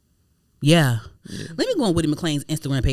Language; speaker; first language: English; native; English